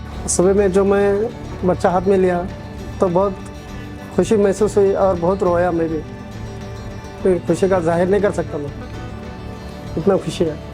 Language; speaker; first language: Hindi; non-native, local second language; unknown